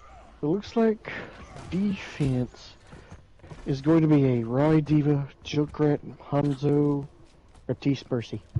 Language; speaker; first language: English; native; English